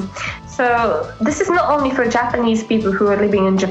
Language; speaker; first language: English; non-native, fluent; Japanese